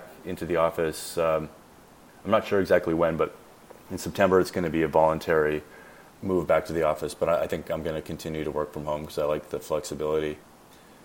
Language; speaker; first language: English; native; English